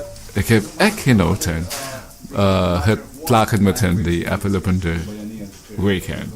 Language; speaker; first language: Dutch; non-native, fluent; Filipino